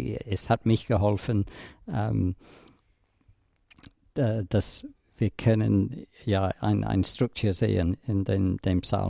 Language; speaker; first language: German; non-native, fluent; English